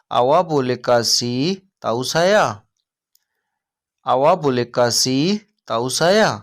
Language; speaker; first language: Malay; non-native, learner; Urdu